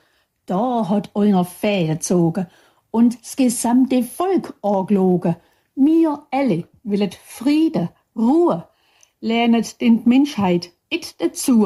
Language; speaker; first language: German; native; German